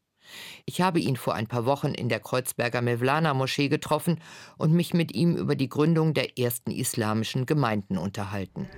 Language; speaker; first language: German; native; German